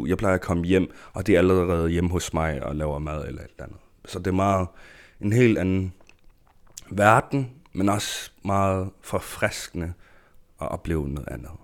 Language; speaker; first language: Danish; non-native, local second language; Kalaallisut